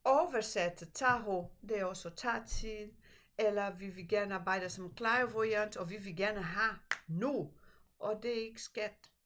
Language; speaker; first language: Danish; non-native, fluent; Portuguese